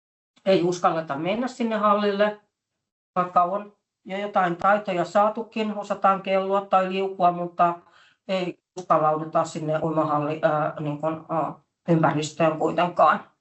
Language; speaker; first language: Finnish; native; Finnish